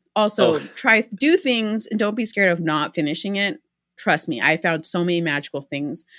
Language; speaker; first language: English; early bilingual, other home language; Spanish